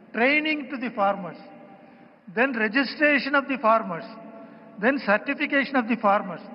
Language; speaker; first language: English; non-native, local second language; Tamil